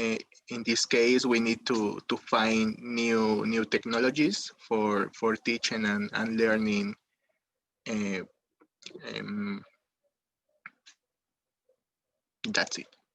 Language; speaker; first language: English; non-native, learner; Spanish